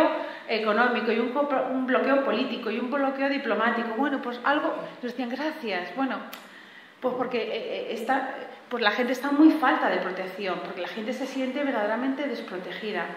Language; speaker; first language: Spanish; native; Spanish